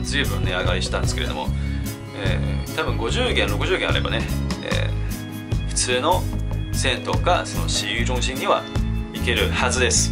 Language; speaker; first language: Japanese; non-native, fluent; Chinese